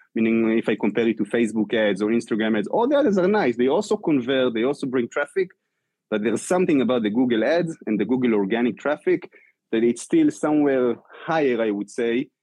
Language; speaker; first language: English; non-native, fluent; Hebrew